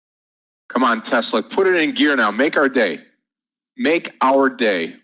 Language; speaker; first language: English; native; English